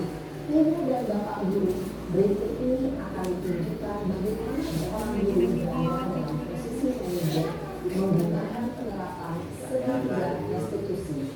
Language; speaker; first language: Indonesian; native; Indonesian